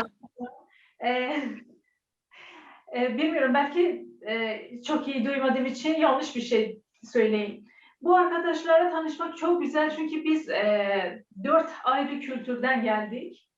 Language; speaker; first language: Turkish; non-native, learner; Persian